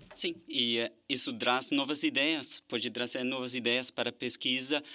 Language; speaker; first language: Portuguese; non-native, fluent; German